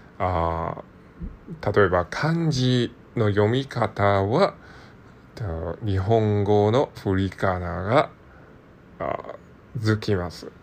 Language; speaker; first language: Japanese; non-native, learner; Cantonese